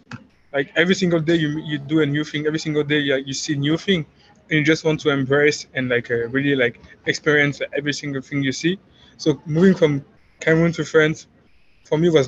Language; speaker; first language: English; non-native, fluent; French